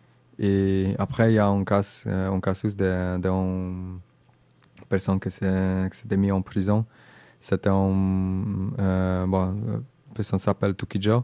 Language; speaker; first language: French; non-native, learner; Indonesian